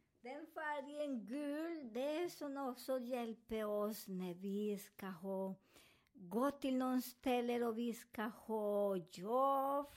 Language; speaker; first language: Swedish; non-native, learner; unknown